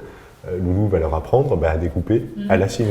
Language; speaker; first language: French; native; French